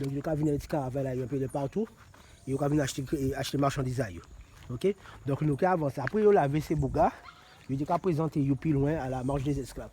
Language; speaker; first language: French; non-native, local second language; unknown